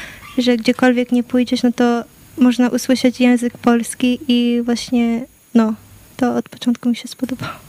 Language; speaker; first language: Polish; early bilingual, heritage; Polish